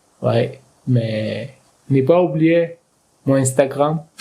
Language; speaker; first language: French; non-native, learner; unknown